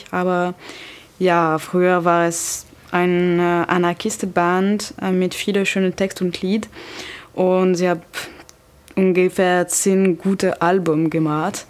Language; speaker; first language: German; non-native, learner; French